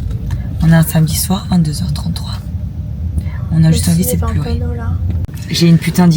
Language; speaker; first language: French; native; French